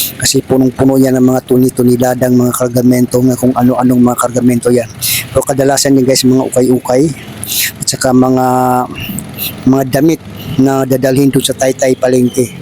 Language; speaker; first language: Filipino; native; Filipino